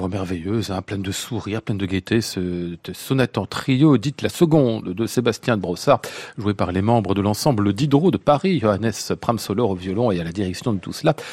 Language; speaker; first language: French; native; French